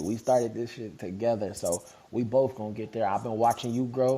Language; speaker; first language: English; native; English